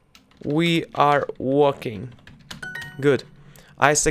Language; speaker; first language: English; non-native, learner; Russian